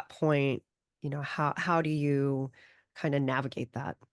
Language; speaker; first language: English; native; English